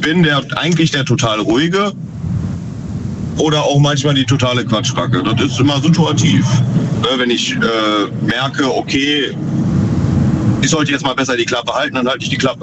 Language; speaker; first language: German; native; German